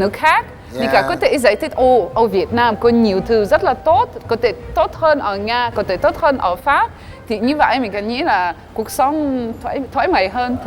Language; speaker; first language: Vietnamese; non-native, fluent; French